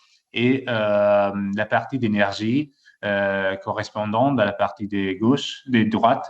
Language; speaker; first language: French; non-native, fluent; Italian